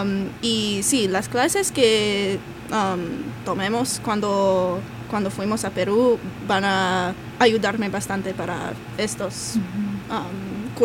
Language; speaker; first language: Spanish; non-native, learner; English